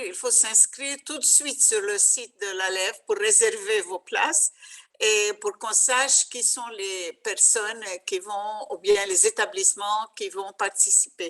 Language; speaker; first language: French; non-native, local second language; Arabic